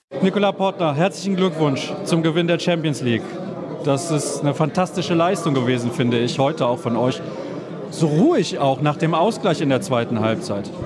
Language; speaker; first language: German; native; German